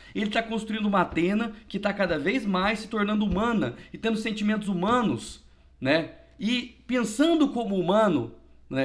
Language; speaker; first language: Portuguese; native; Portuguese